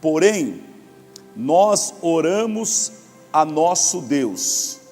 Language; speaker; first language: Portuguese; native; Portuguese